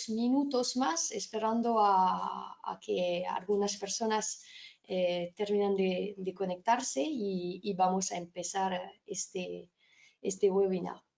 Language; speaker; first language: Spanish; non-native, fluent; French